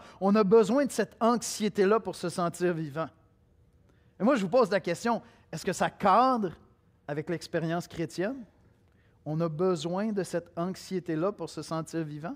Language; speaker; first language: French; native; French